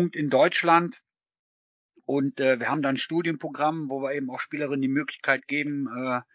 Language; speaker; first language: German; native; German